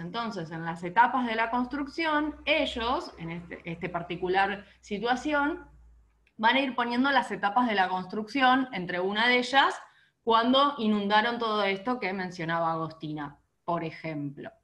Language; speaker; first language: Spanish; native; Spanish